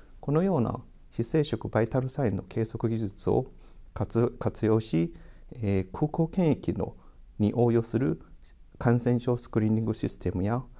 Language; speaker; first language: Japanese; non-native, fluent; Chinese